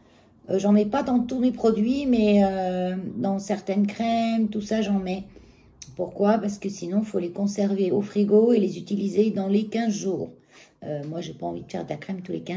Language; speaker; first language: French; native; French